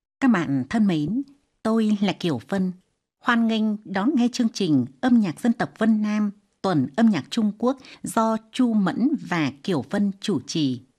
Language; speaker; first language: Vietnamese; non-native, fluent; Chinese